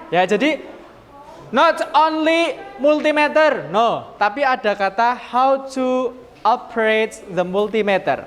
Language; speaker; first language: English; non-native, learner; Indonesian